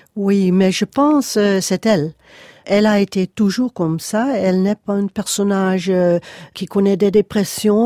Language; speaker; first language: French; non-native, fluent; Dutch